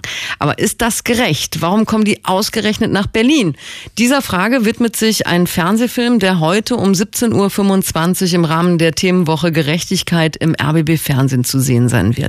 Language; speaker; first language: German; native; German